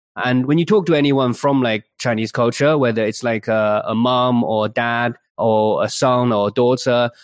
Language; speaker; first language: English; early bilingual, other home language; Chinese